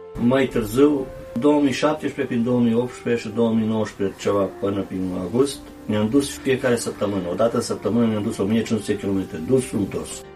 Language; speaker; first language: Romanian; early bilingual, heritage; Romanian